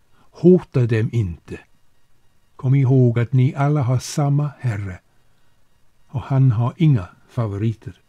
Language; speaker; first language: Swedish; non-native, fluent; English